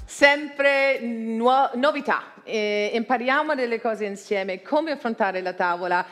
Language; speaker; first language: Italian; non-native, fluent; English